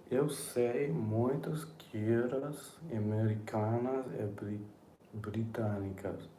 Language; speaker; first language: Portuguese; non-native, learner; English